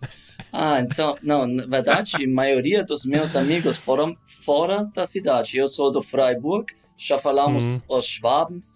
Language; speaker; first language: Portuguese; non-native, learner; German